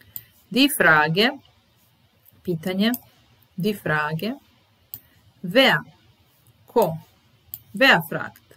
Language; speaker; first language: German; non-native, fluent; Serbian